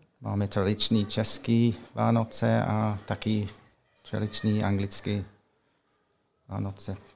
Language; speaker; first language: Czech; non-native, learner; English